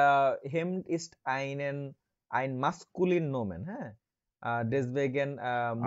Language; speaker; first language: German; non-native, learner; Bangla